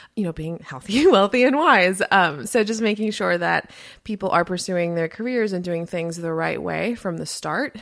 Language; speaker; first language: English; early bilingual, other home language; Spanish